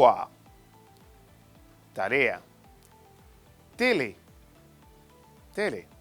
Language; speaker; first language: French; non-native, fluent; Spanish